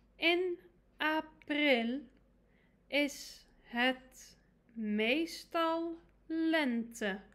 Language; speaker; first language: Dutch; non-native, fluent; Arabic